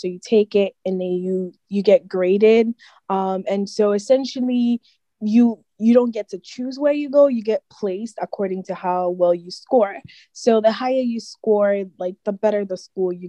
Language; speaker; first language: English; non-native, local second language; Akan